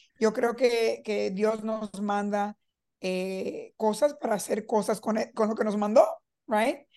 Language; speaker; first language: Spanish; early bilingual, heritage; Spanish